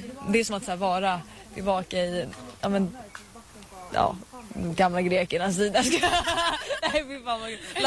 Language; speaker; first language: Swedish; native; Swedish